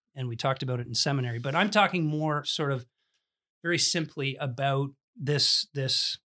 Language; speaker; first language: English; native; English